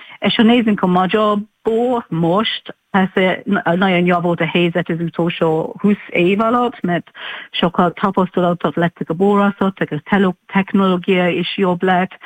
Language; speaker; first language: Hungarian; non-native, learner; English